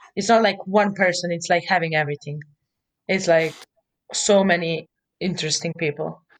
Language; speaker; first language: English; non-native, fluent; Serbian